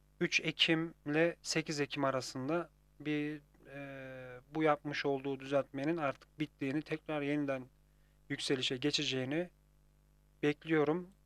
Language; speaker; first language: Turkish; native; Turkish